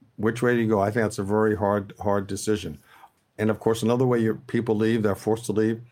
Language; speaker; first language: English; native; English